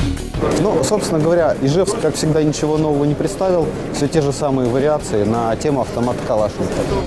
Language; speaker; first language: Russian; native; Russian